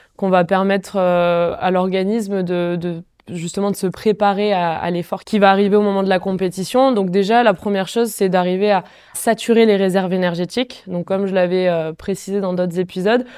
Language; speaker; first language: French; native; French